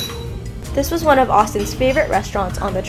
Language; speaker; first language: English; native; English